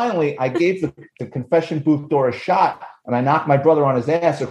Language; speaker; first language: English; native; English